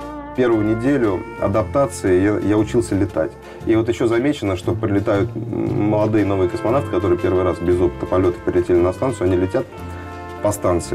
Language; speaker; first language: Russian; native; Russian